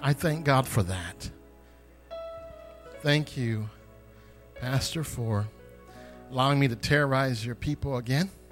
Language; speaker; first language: English; native; English